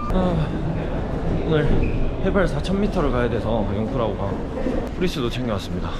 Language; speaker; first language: Korean; native; Korean